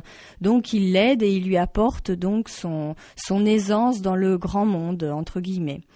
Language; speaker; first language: French; native; French